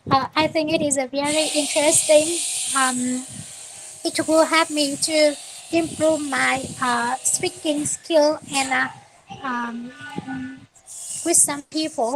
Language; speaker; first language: English; non-native, learner; Vietnamese